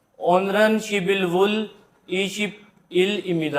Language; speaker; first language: Korean; non-native, learner; Urdu